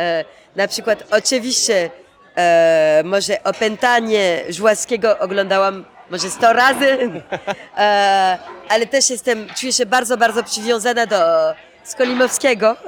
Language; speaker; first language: Polish; early bilingual, heritage; Polish